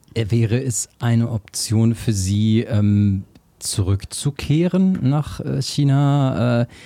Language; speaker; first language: German; native; German